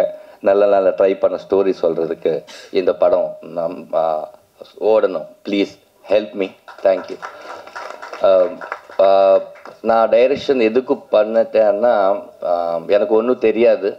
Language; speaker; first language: Tamil; non-native, learner; Telugu